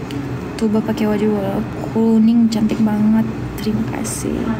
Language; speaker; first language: Indonesian; non-native, fluent; Turkish